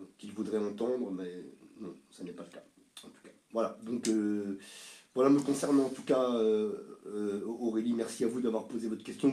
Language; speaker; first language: French; native; French